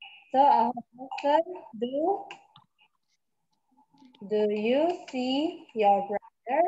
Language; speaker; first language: English; non-native, fluent; Indonesian